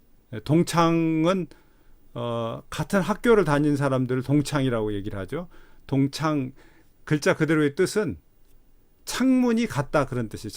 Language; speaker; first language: Korean; native; Korean